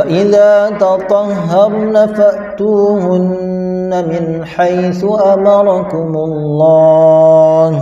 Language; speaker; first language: Arabic; non-native, fluent; Indonesian